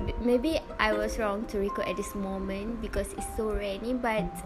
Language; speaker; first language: English; non-native, learner; Malay